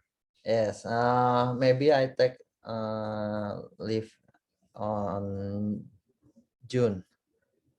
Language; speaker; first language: English; non-native, learner; Indonesian